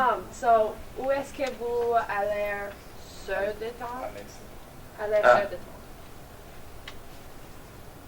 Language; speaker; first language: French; non-native, learner; English